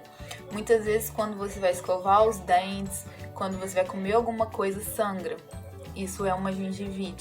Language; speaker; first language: Portuguese; native; Portuguese